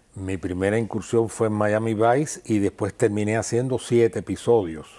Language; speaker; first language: Spanish; native; Spanish